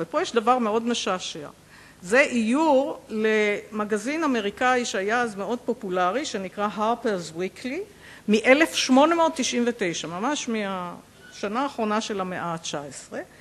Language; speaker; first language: Hebrew; native; Hebrew